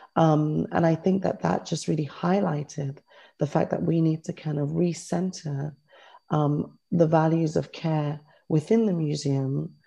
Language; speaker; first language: English; native; English